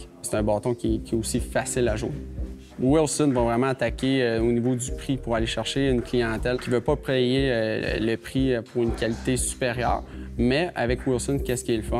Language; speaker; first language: French; native; French